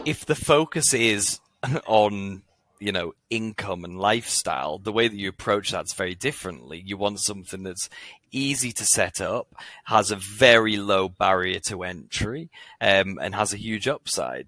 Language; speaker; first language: English; native; English